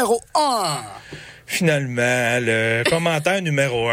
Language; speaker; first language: French; native; French